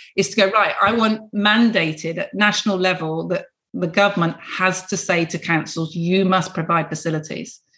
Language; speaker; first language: English; native; English